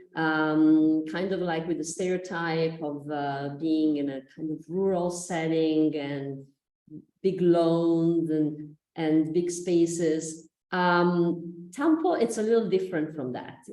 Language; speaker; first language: English; non-native, fluent; Italian